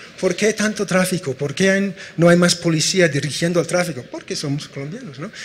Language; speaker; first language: Spanish; non-native, fluent; English